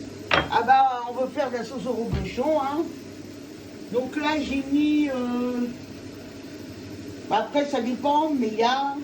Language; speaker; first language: French; native; French